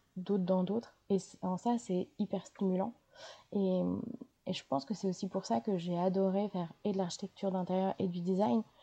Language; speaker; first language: French; native; French